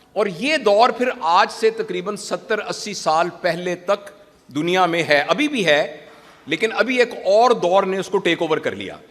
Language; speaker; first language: Urdu; native; Urdu